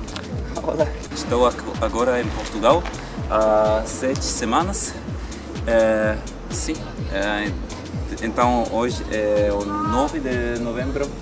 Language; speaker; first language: Portuguese; non-native, learner; German